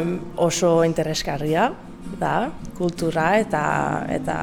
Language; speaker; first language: Basque; non-native, learner; French